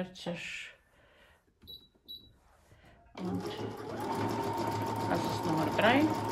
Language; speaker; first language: German; non-native, learner; Croatian